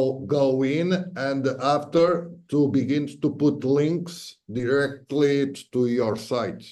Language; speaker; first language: English; non-native, fluent; Portuguese